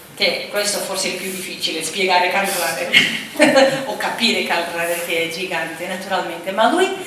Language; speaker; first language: Italian; non-native, fluent; Portuguese